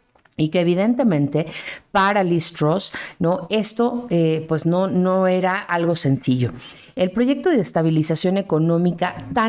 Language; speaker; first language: Spanish; native; Spanish